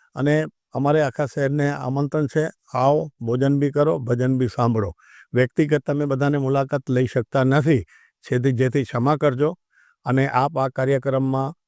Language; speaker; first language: Gujarati; non-native, local second language; Sindhi